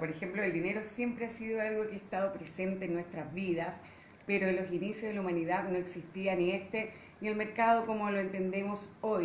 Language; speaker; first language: Spanish; native; Spanish